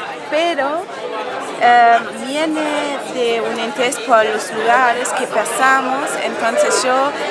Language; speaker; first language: Spanish; non-native, fluent; German